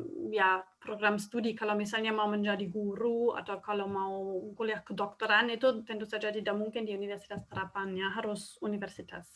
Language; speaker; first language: Indonesian; non-native, fluent; German